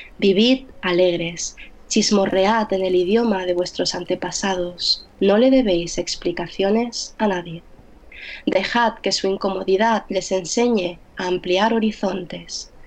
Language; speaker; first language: Spanish; early bilingual, other home language; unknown